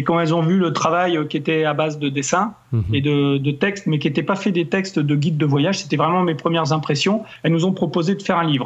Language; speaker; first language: French; native; French